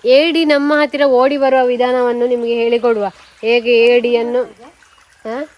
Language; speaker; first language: Kannada; native; Kannada